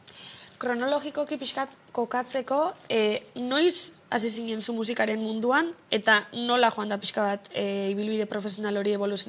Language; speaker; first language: Basque; native; Basque